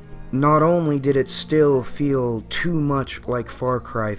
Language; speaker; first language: English; native; English